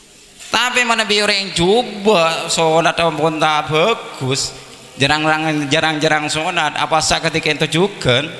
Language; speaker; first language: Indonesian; non-native, local second language; Madurese